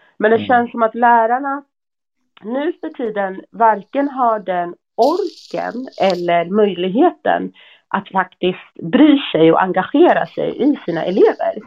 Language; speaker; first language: Swedish; native; Swedish